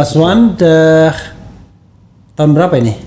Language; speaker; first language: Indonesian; native; Indonesian